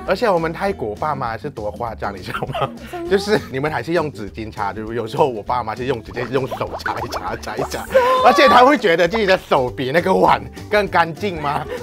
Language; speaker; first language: Chinese; non-native, fluent; Thai